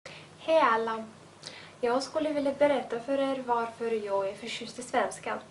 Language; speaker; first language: Swedish; non-native, fluent; Russian